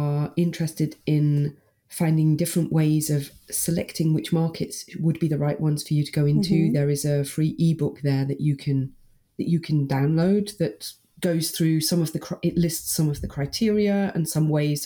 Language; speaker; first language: English; native; English